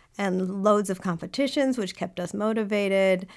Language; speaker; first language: English; native; English